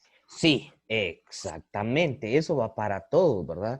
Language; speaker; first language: Spanish; native; Spanish